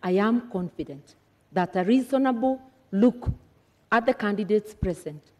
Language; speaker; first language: English; non-native, local second language; Kikuyu